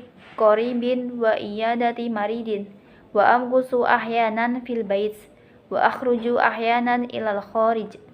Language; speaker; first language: Arabic; non-native, learner; Indonesian